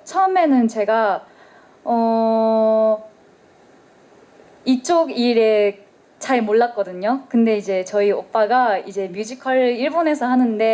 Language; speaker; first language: Korean; non-native, fluent; Japanese